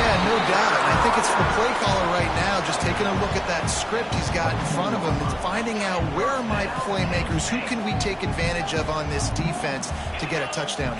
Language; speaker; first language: English; native; English